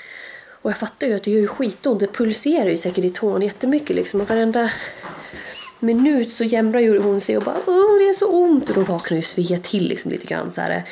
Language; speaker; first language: Swedish; native; Swedish